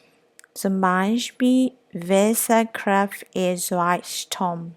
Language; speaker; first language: German; non-native, learner; Burmese